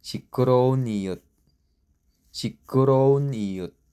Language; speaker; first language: Korean; non-native, learner; Filipino